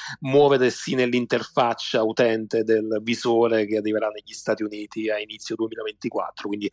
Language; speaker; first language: Italian; native; Italian